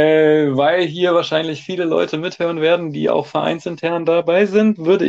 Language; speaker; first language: German; native; German